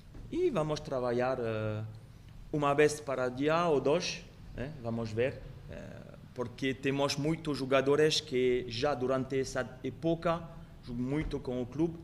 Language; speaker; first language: Portuguese; non-native, learner; French